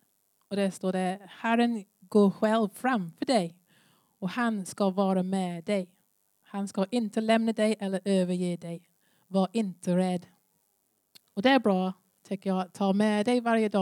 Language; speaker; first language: Swedish; non-native, learner; English